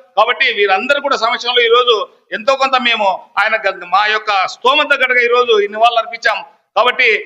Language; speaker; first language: Telugu; native; Telugu